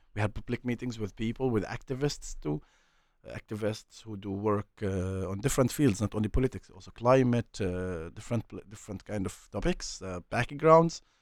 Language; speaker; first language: English; non-native, fluent; Arabic